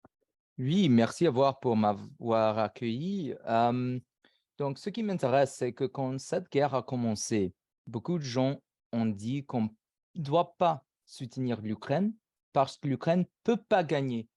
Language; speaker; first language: French; non-native, fluent; English